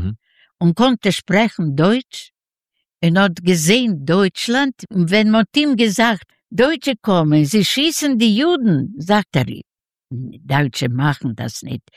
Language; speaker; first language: German; non-native, learner; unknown